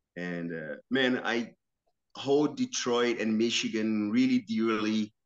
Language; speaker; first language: English; non-native, fluent; Portuguese